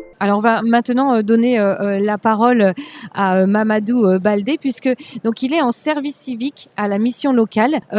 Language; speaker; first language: French; native; French